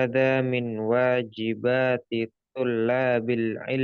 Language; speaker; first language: Arabic; non-native, learner; Indonesian